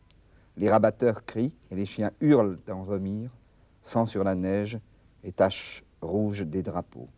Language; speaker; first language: French; native; French